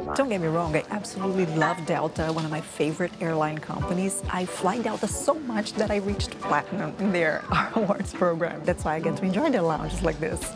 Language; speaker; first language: English; non-native, fluent; Portuguese